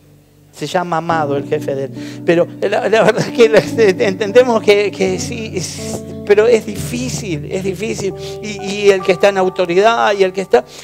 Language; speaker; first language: Spanish; native; Spanish